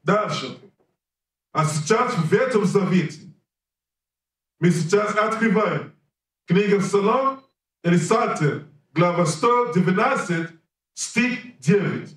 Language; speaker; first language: Russian; non-native, learner; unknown